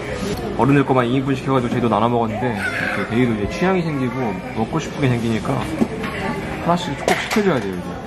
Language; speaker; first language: Korean; native; Korean